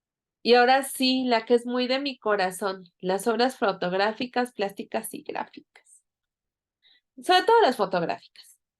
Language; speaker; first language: Spanish; native; Spanish